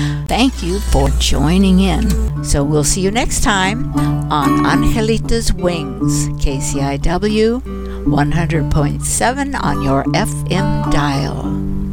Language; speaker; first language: English; native; English